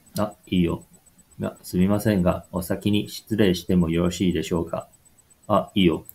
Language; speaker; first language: Japanese; non-native, learner; Chinese